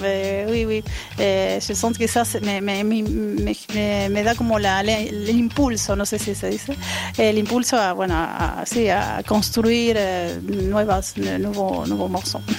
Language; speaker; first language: French; non-native, learner; Spanish